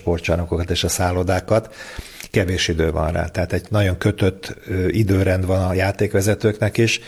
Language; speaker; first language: Hungarian; native; Hungarian